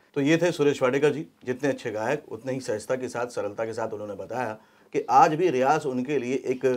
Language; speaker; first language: Hindi; native; Hindi